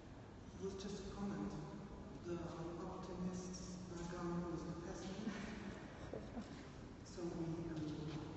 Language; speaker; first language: English; non-native, learner; German